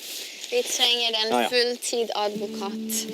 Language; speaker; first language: Norwegian; non-native, learner; English